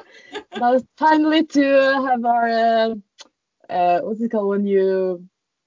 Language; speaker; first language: English; non-native, fluent; Norwegian